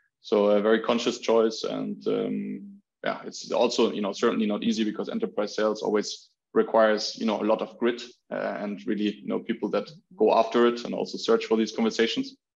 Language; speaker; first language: English; non-native, fluent; German